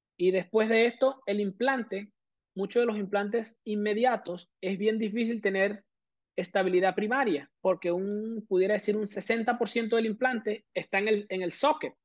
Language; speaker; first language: Spanish; native; Spanish